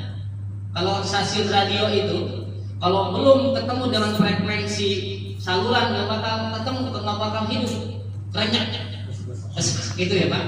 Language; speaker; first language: Indonesian; native; Indonesian